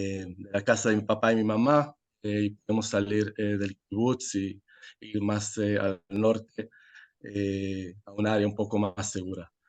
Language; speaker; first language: Spanish; non-native, fluent; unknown